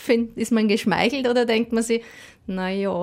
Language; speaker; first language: German; native; German